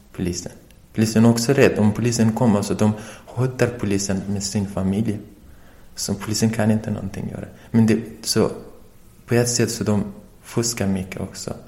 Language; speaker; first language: Swedish; non-native, learner; Persian